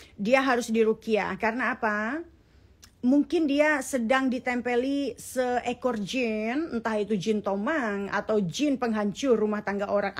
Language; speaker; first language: Indonesian; native; Indonesian